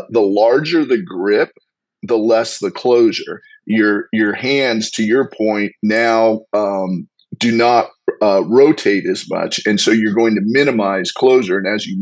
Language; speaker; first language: English; native; English